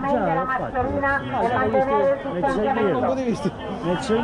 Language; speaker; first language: Italian; native; Italian